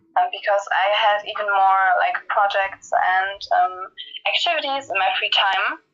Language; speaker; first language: English; non-native, fluent; German